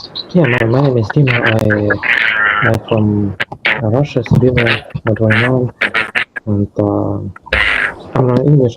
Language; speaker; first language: English; non-native, fluent; Russian